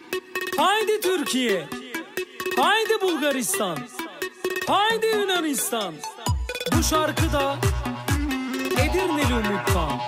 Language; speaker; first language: Turkish; native; Turkish